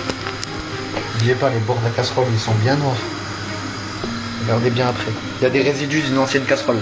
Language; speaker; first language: French; native; French